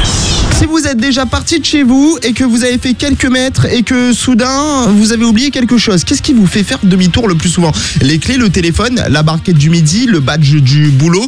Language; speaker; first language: French; native; French